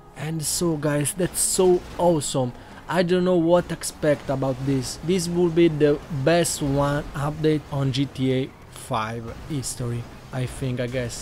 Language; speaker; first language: English; non-native, learner; Italian